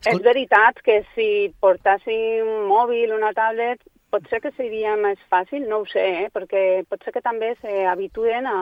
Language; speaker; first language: Catalan; non-native, local second language; Spanish